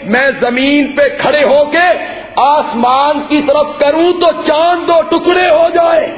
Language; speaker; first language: Urdu; non-native, local second language; Punjabi